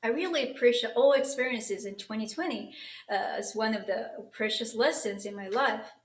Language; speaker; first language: English; non-native, fluent; Japanese